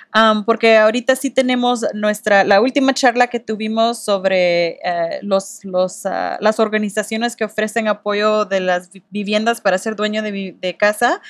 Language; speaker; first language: Spanish; early bilingual, heritage; Spanish